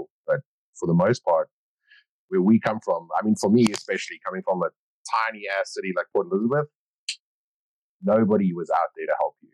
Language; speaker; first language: English; native; English